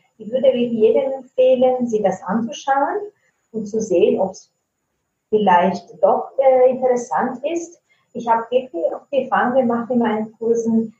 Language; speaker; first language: German; non-native, fluent; Italian